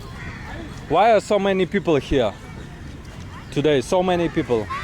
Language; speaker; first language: English; non-native, learner; Russian